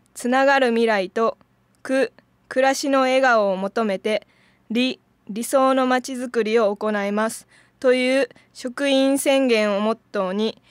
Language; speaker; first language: Japanese; native; Japanese